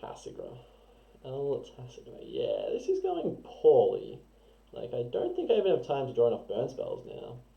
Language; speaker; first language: English; native; English